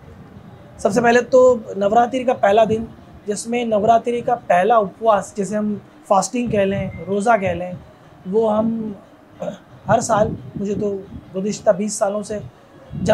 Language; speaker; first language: Urdu; non-native, local second language; Gujarati